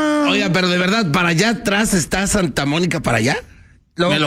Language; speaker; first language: Spanish; native; Spanish